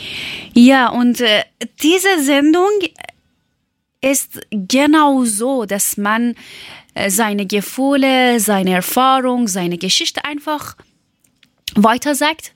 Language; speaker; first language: German; non-native, learner; Persian